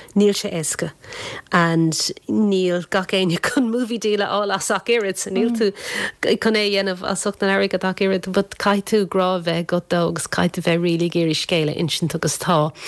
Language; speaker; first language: Irish; non-native, local second language; English